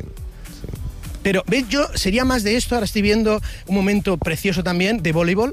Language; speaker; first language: Spanish; native; Spanish